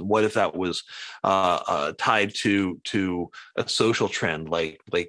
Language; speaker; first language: English; native; English